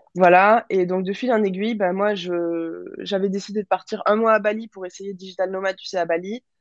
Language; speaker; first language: French; native; French